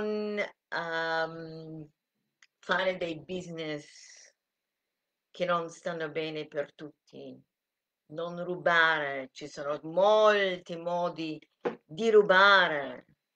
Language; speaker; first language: Italian; non-native, fluent; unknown